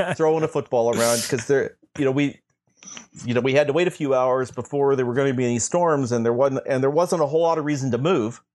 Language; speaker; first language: English; native; English